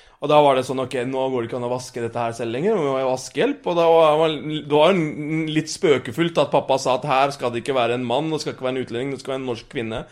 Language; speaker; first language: Norwegian; early bilingual, other home language; Urdu